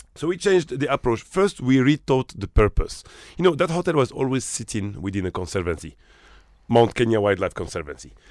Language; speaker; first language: English; non-native, fluent; Arabic